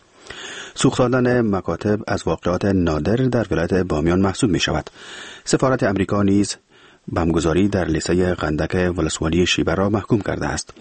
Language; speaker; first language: Persian; native; Persian